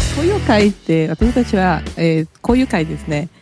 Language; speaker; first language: Japanese; early bilingual, heritage; Portuguese